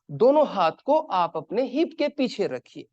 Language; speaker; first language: Hindi; native; Hindi